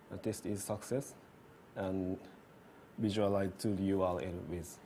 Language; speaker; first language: English; non-native, learner; Japanese